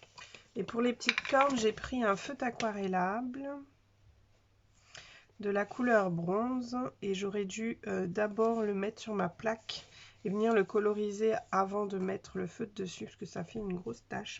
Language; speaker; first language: French; native; French